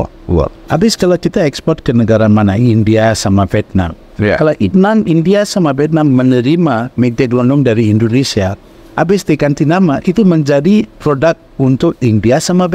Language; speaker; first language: Indonesian; non-native, fluent; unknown